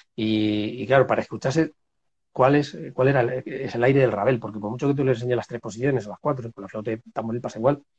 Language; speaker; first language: Spanish; native; Spanish